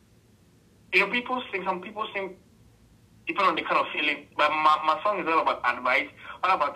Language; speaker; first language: English; non-native, local second language; Akan